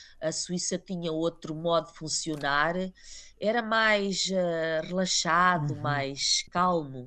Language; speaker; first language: Portuguese; native; Portuguese